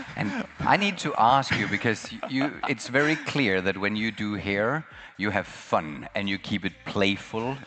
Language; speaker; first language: English; non-native, fluent; Danish